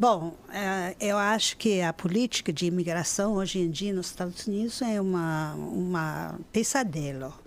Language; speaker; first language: Portuguese; non-native, fluent; English